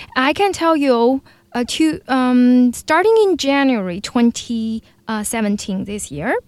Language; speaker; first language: English; non-native, fluent; Chinese